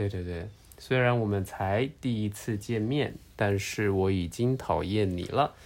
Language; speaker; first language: Chinese; non-native, learner; Japanese